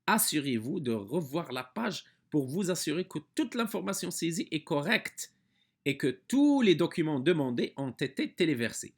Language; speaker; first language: French; non-native, local second language; Arabic